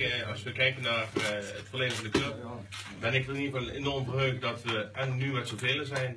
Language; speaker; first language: Dutch; native; Dutch